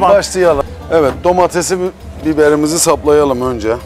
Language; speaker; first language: Turkish; native; Turkish